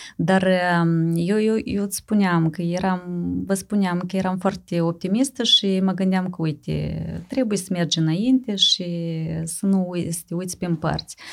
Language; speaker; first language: Romanian; native; Romanian